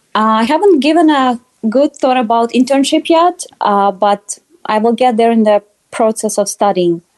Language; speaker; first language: English; non-native, fluent; Russian